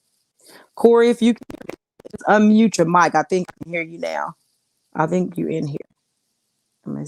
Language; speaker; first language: English; native; English